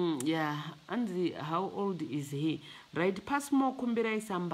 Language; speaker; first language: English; non-native, local second language; Shona